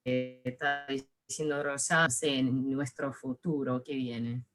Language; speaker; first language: Spanish; early bilingual, heritage; English